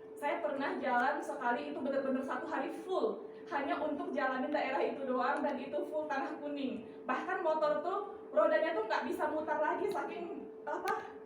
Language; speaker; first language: Indonesian; non-native, local second language; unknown